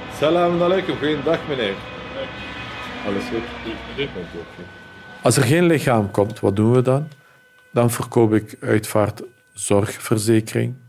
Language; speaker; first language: Dutch; early bilingual, other home language; Turkish